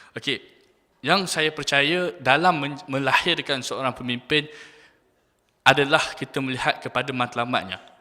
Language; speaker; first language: Malay; native; Malay